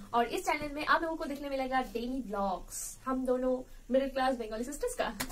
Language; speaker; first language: Hindi; non-native, local second language; Bangla